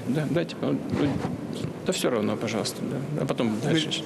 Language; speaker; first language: Russian; native; Russian